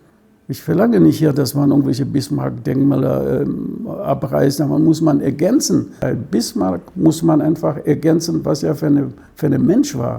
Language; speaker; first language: German; non-native, fluent; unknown